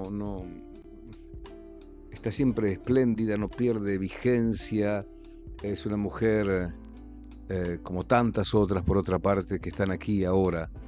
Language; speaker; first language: Spanish; native; Spanish